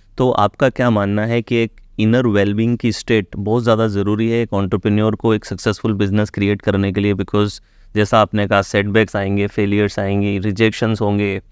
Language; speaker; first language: Hindi; native; Hindi